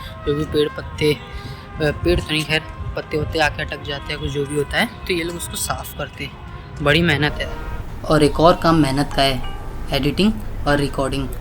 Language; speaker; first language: Hindi; native; Hindi